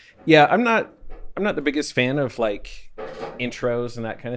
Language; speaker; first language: English; native; English